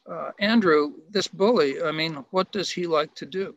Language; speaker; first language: English; native; English